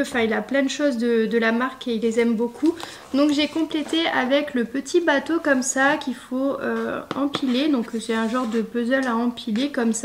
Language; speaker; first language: French; native; French